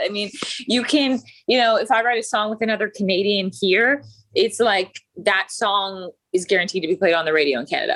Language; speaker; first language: English; native; English